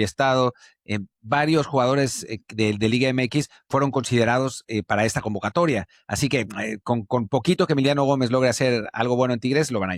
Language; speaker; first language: Spanish; native; Spanish